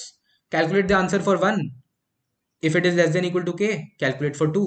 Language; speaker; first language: English; non-native, local second language; Hindi